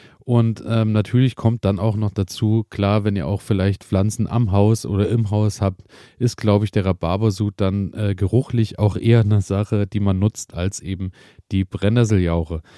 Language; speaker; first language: German; native; German